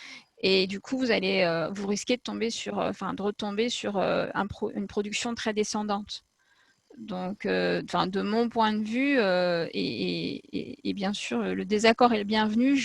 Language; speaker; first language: French; native; French